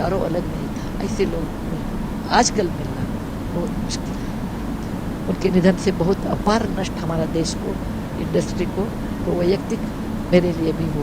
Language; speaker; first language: Hindi; non-native, local second language; Kannada